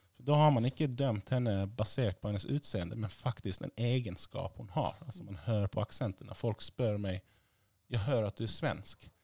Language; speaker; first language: Norwegian; non-native, fluent; Persian